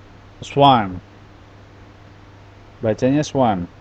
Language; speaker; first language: Indonesian; native; Indonesian